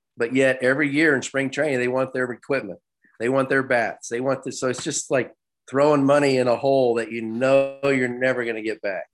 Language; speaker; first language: English; native; English